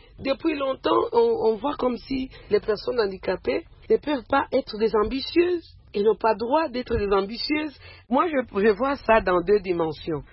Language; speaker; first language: French; non-native, local second language; Swahili